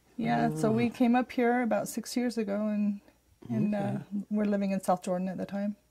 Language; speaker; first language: English; native; English